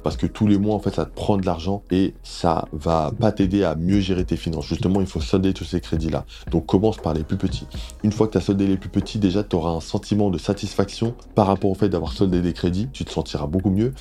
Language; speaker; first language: French; native; French